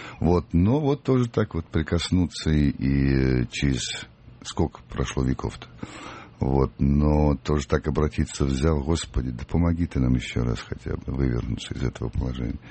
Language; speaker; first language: Russian; native; Russian